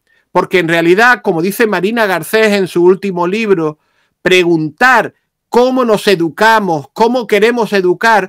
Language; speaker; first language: Spanish; native; Spanish